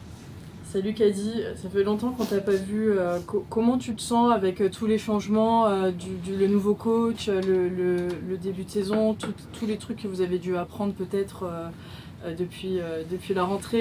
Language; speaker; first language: French; native; French